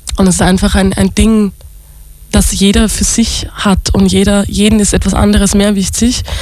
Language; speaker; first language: German; native; German